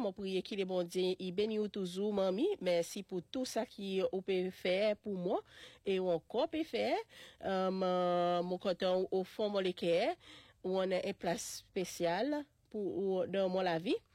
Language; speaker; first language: French; non-native, local second language; Seselwa Creole French